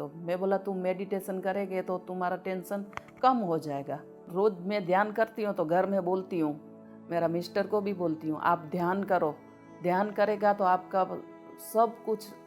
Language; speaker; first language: Hindi; non-native, local second language; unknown